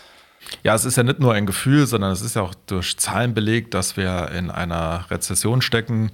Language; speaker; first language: German; native; German